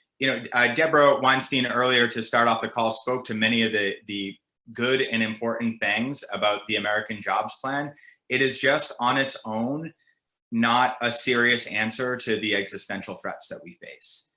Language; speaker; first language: English; native; English